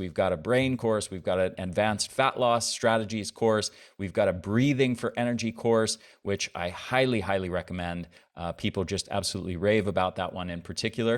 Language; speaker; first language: English; native; English